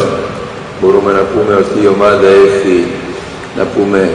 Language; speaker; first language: Greek; non-native, fluent; Serbian